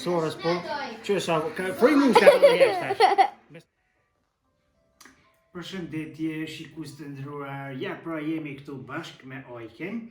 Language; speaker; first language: Albanian; native; Albanian